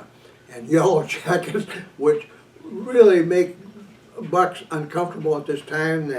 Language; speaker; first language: English; native; English